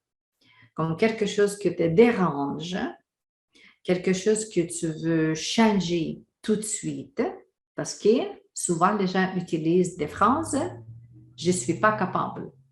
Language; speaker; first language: French; non-native, fluent; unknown